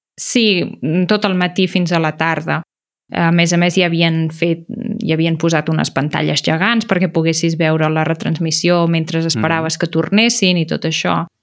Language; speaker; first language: Catalan; native; Catalan